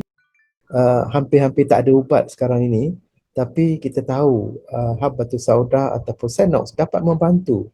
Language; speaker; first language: Malay; native; Malay